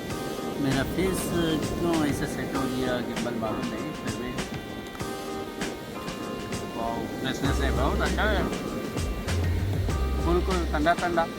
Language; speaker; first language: Hindi; non-native, local second language; Kannada